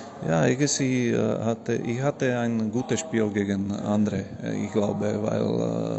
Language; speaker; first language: German; non-native, learner; Slovak